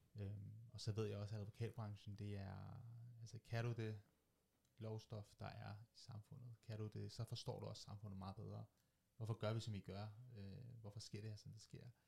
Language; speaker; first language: Danish; early bilingual, other home language; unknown